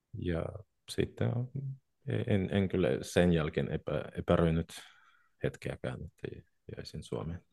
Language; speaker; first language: Finnish; non-native, fluent; Russian